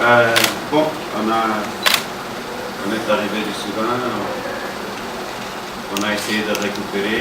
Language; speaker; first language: French; non-native, fluent; Portuguese